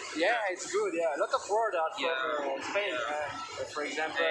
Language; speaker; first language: English; non-native, learner; French